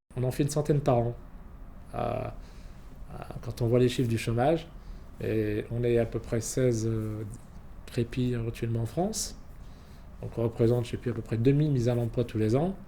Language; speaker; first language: French; native; French